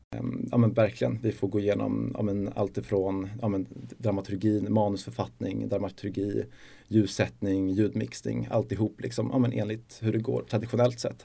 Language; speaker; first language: Swedish; native; Swedish